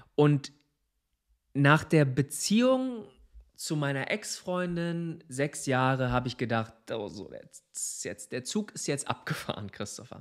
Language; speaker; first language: German; native; German